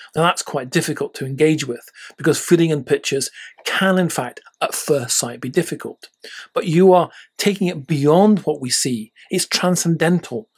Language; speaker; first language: English; native; English